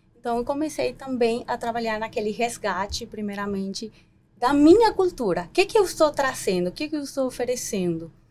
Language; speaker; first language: Portuguese; non-native, fluent; Spanish